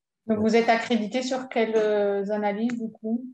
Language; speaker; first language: French; native; French